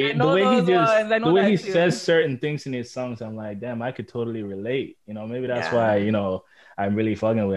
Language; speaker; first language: English; non-native, local second language; Igbo